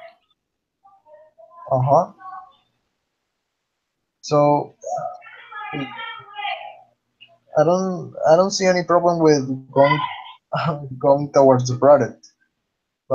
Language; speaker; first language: English; non-native, learner; Spanish